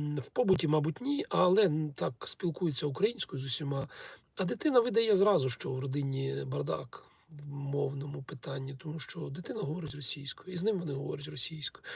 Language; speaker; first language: Ukrainian; non-native, local second language; Russian